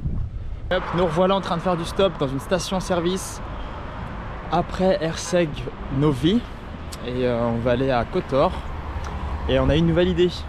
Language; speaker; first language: French; native; French